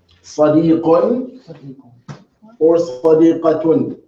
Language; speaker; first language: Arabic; non-native, fluent; English